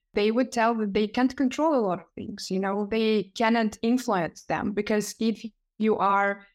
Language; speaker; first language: English; non-native, fluent; Ukrainian